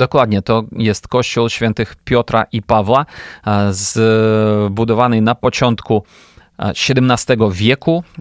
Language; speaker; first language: Polish; non-native, fluent; Ukrainian